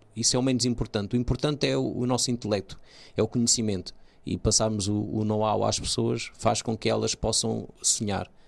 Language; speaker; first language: Portuguese; early bilingual, other home language; Kabuverdianu